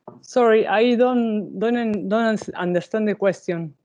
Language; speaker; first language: English; non-native, learner; Spanish